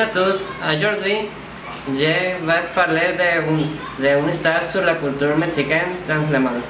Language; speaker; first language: French; non-native, learner; Spanish